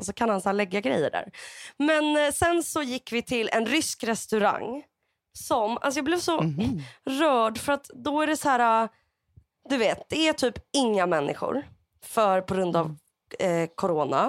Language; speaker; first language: Swedish; native; Swedish